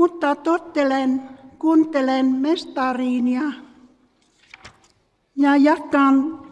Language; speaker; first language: Finnish; non-native, learner; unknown